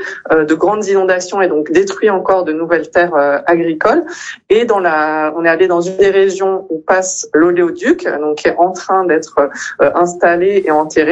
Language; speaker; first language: French; native; French